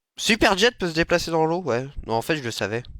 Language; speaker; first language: French; native; French